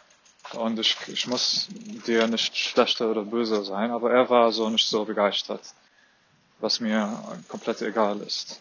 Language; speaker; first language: German; non-native, fluent; Arabic